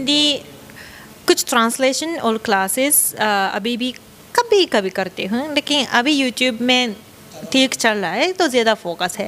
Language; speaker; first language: Hindi; non-native, fluent; Japanese